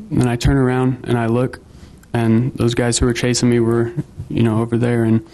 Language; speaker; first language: English; native; English